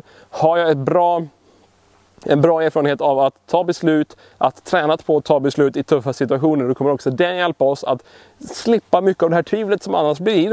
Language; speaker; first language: Swedish; native; Swedish